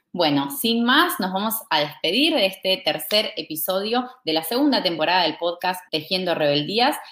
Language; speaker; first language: Spanish; native; Spanish